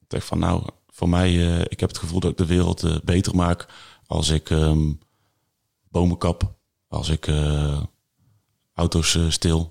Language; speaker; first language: Dutch; native; Dutch